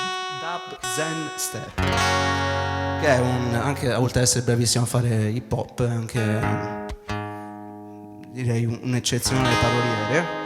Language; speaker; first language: Italian; native; Italian